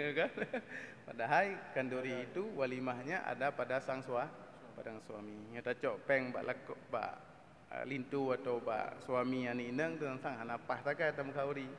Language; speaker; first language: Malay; non-native, local second language; Achinese